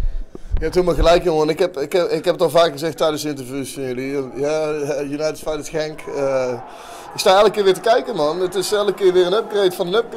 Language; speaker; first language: Dutch; native; Dutch